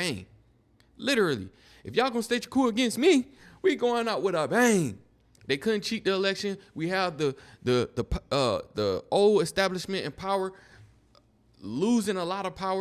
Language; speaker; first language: English; native; English